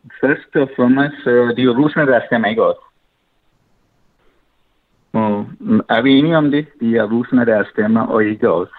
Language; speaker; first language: Danish; non-native, fluent; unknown